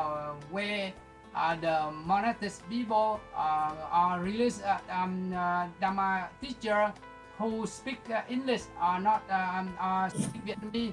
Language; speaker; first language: English; non-native, local second language; Vietnamese